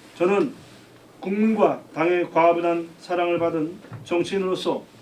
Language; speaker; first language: Korean; native; Korean